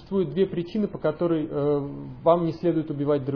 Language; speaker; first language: Russian; native; Russian